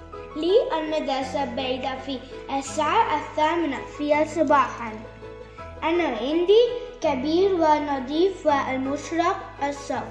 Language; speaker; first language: Arabic; non-native, learner; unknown